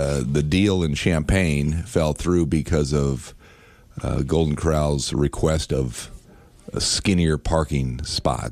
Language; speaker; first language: English; native; English